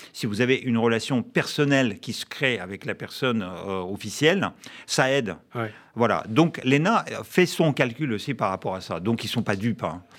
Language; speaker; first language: French; non-native, fluent; Russian